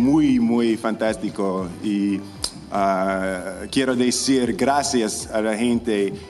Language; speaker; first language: Spanish; non-native, learner; English